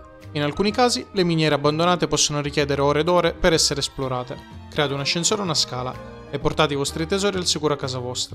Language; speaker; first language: Italian; native; Italian